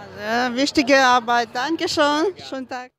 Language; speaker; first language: German; non-native, learner; Ukrainian